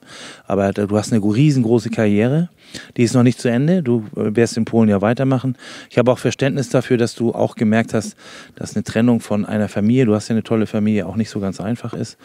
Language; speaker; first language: German; native; German